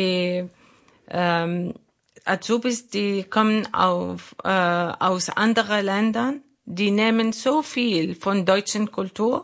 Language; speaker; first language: German; non-native, learner; Arabic